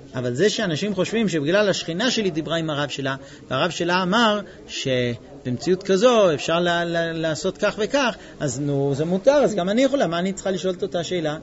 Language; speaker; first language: Hebrew; non-native, fluent; English